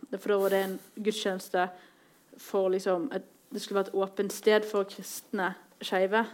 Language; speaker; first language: Norwegian; native; Norwegian